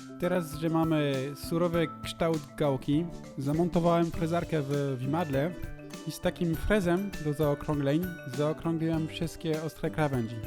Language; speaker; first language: Polish; non-native, learner; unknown